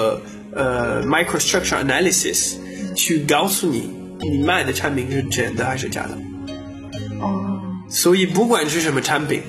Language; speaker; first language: Chinese; non-native, learner; French